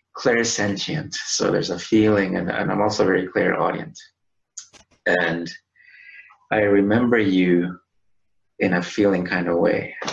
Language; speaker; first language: English; native; English